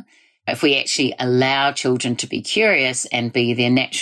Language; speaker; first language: English; native; English